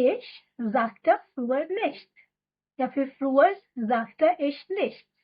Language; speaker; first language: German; non-native, fluent; Hindi